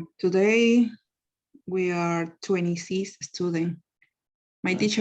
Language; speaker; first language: English; non-native, learner; Spanish